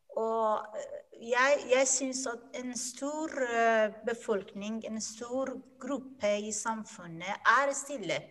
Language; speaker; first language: Norwegian; non-native, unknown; Persian